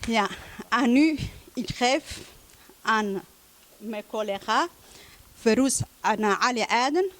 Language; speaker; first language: Dutch; early bilingual, other home language; Somali